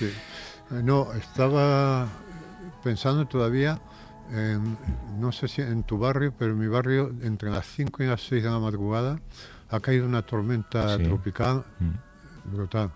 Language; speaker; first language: Spanish; native; Spanish